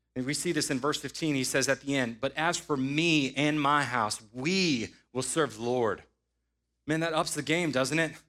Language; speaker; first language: English; native; English